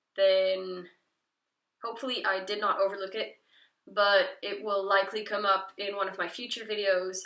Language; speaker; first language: English; non-native, fluent; Dutch